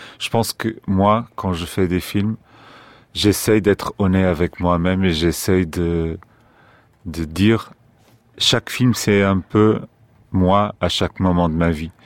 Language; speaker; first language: French; non-native, fluent; Portuguese